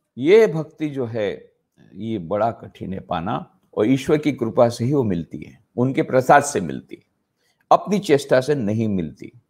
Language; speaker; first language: Hindi; non-native, local second language; Gujarati